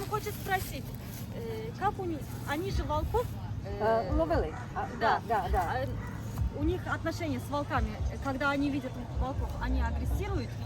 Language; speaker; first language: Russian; non-native, learner; Turkish